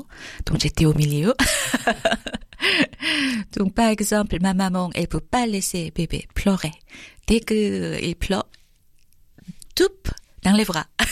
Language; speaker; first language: French; non-native, fluent; Korean